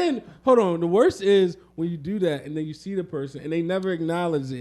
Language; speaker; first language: English; native; English